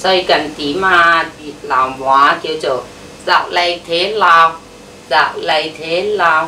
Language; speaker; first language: Chinese; non-native, fluent; Vietnamese